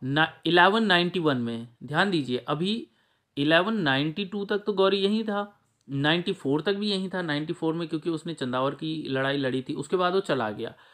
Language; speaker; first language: Hindi; native; Hindi